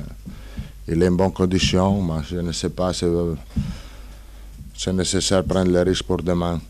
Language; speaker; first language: French; non-native, learner; Italian